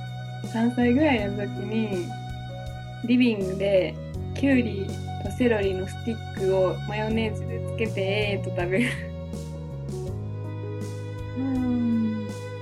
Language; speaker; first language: Japanese; native; Japanese